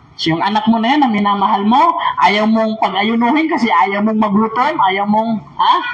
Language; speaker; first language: Filipino; non-native, local second language; Maranao